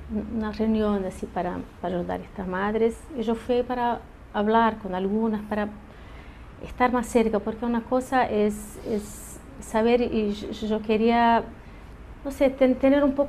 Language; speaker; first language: Spanish; early bilingual, heritage; Portuguese